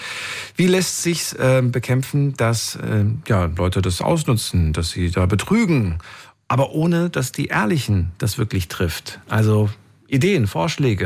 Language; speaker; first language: German; native; German